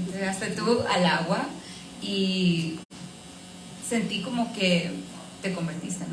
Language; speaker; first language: Spanish; early bilingual, heritage; Spanish